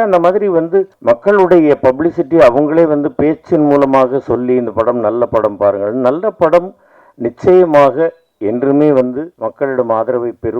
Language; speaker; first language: Tamil; native; Tamil